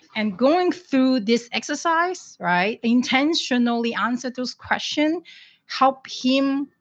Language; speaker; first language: English; non-native, local second language; Cantonese